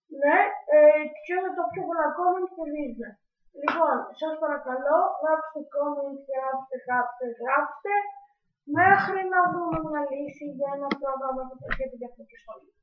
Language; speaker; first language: Greek; non-native, learner; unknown